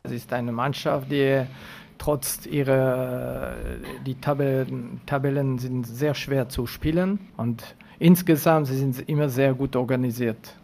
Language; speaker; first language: German; non-native, local second language; French